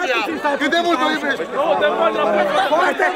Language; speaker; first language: Romanian; native; Romanian